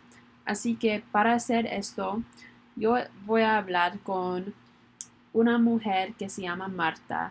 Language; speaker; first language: Spanish; non-native, learner; English